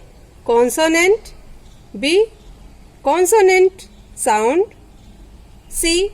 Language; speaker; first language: English; non-native, local second language; Hindi